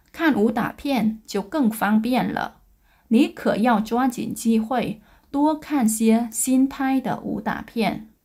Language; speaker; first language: Chinese; non-native, learner; Vietnamese